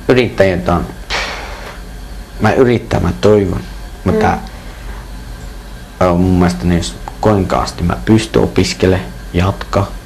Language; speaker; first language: Finnish; non-native, learner; Persian